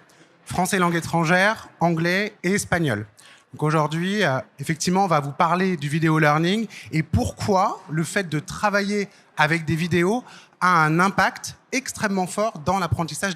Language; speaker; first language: French; native; French